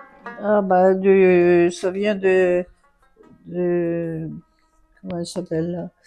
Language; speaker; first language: French; non-native, fluent; Greek